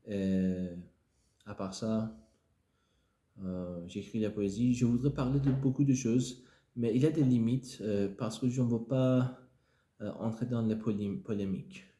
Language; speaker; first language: French; non-native, fluent; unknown